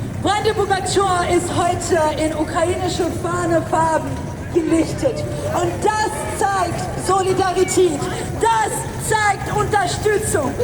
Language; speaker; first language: German; non-native, learner; Ukrainian